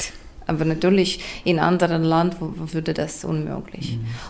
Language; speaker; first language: German; non-native, fluent; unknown